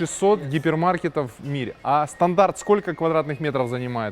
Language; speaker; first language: Russian; native; Russian